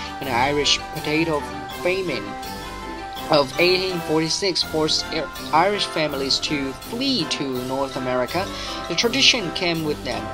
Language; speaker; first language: English; non-native, fluent; Chinese